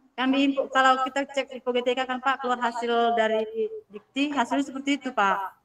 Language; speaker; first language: Indonesian; native; Indonesian